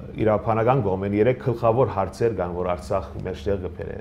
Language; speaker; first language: Armenian; early bilingual, other home language; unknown